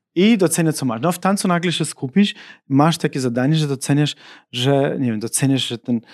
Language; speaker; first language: Polish; non-native, fluent; Italian